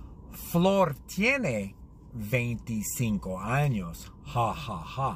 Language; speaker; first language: Spanish; non-native, learner; English